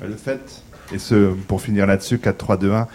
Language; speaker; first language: French; native; French